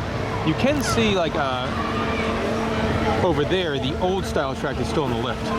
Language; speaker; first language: English; native; English